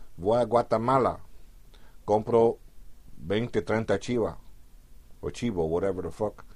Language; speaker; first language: Spanish; early bilingual, heritage; Spanish